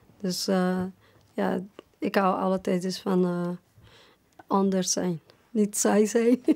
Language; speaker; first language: Dutch; non-native, fluent; Persian